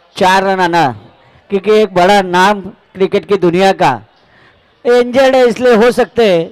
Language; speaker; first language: Hindi; non-native, local second language; Marathi